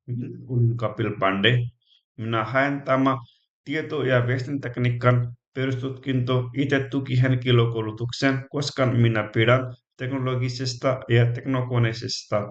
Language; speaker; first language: Finnish; non-native, learner; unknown